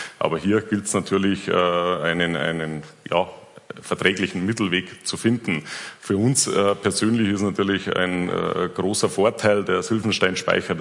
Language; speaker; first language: German; native; German